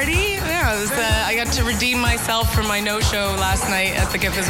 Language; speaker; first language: English; native; English